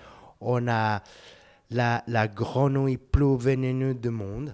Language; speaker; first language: French; non-native, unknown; Spanish